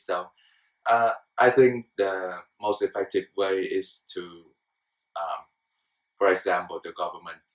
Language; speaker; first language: English; non-native, fluent; Vietnamese